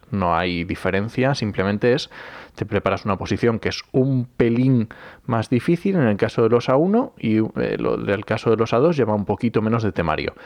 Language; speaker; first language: Spanish; native; Spanish